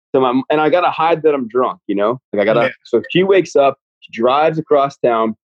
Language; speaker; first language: English; native; English